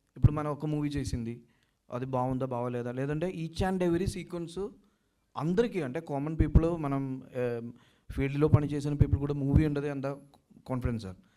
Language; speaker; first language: Telugu; non-native, learner; Malayalam